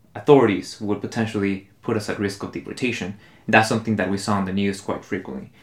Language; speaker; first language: English; early bilingual, other home language; Spanish